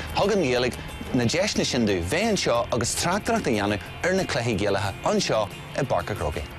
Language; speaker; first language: Irish; non-native, local second language; English